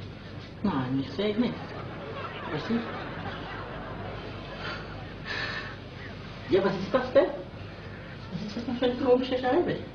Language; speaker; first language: German; native; German